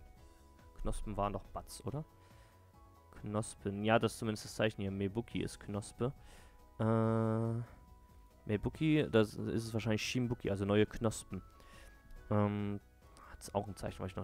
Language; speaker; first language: German; native; German